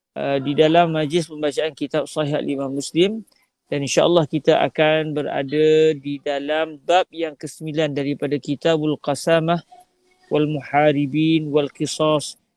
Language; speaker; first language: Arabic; non-native, fluent; Malay